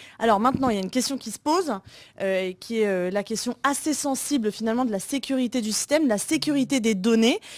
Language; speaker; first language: French; native; French